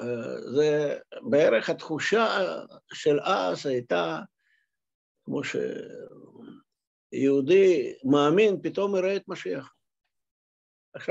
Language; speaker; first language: Hebrew; non-native, fluent; Russian